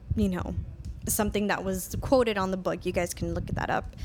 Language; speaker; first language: English; native; English